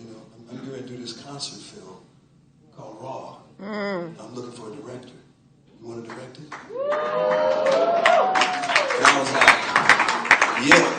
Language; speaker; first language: English; native; English